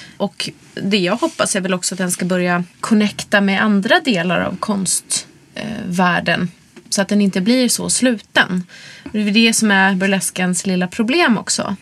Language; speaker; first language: Swedish; native; Swedish